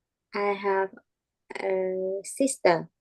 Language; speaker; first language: English; non-native, learner; Vietnamese